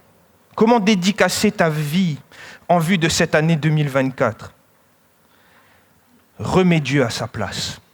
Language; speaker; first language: French; native; French